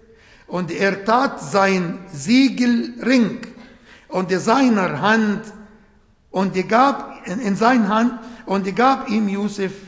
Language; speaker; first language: German; non-native, fluent; Arabic